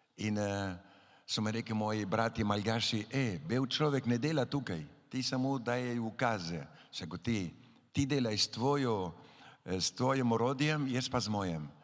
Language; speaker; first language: Slovenian; early bilingual, heritage; Slovenian